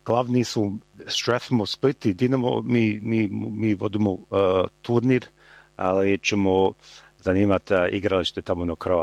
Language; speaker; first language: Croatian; early bilingual, heritage; Croatian